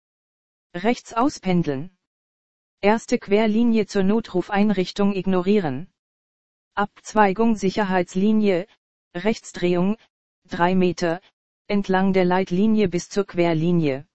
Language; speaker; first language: German; native; German